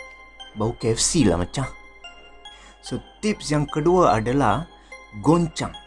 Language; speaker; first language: Malay; native; Malay